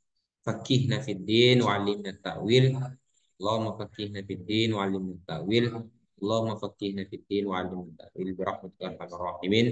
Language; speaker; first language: Arabic; non-native, fluent; Indonesian